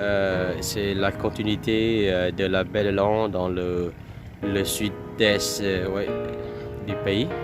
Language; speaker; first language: French; non-native, fluent; Vietnamese